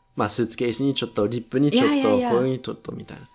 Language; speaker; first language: Japanese; non-native, fluent; English